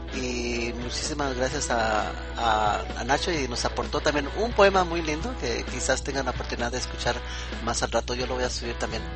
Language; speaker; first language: Spanish; native; Spanish